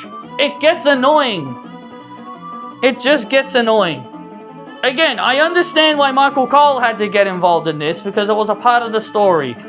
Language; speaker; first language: English; native; English